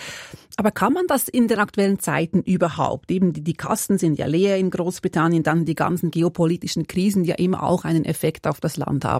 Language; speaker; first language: German; native; German